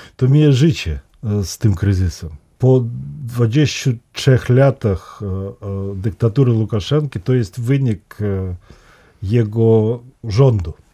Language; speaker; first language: Polish; non-native, fluent; Russian